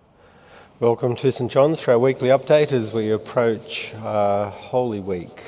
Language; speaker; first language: English; native; English